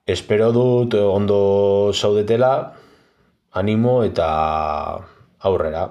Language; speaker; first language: Basque; non-native, learner; Spanish